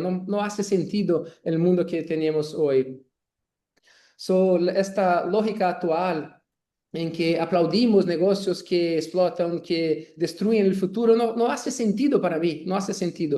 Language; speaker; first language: Spanish; non-native, learner; Portuguese